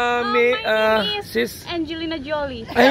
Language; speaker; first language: English; non-native, learner; Indonesian